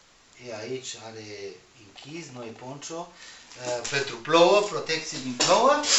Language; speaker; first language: Romanian; non-native, learner; Spanish